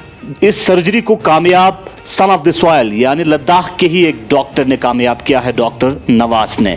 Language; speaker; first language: Hindi; non-native, local second language; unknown